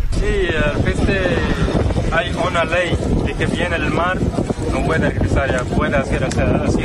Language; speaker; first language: Spanish; non-native, learner; Arabic